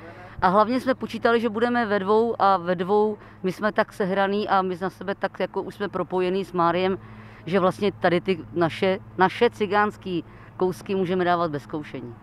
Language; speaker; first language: Czech; native; Czech